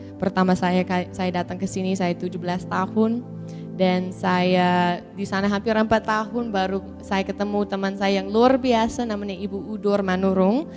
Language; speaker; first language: Indonesian; non-native, fluent; English